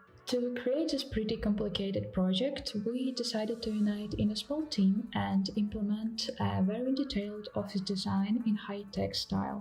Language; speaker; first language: English; non-native, fluent; Ukrainian